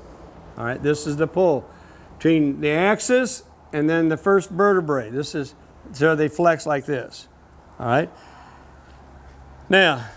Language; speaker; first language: English; native; English